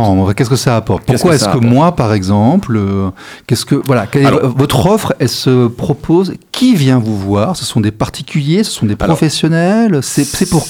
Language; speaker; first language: French; native; French